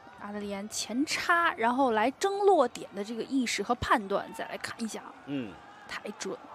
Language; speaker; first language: Chinese; native; Chinese